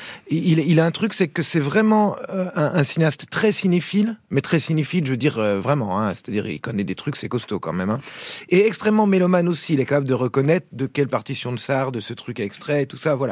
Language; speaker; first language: French; native; French